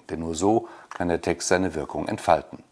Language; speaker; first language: German; native; German